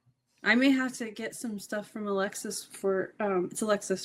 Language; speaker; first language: English; native; English